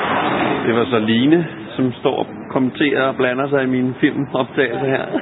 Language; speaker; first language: Danish; native; Danish